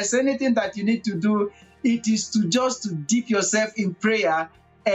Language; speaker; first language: English; non-native, local second language; Igbo